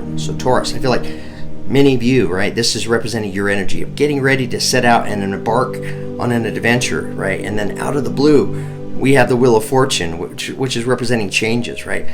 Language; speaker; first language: English; native; English